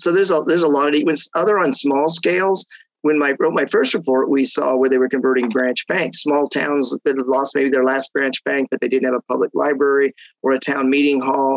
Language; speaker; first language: English; native; English